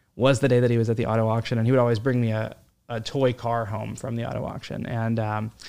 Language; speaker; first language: English; native; English